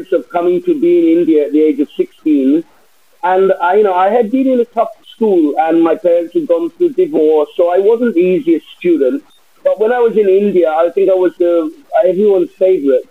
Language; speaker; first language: English; native; English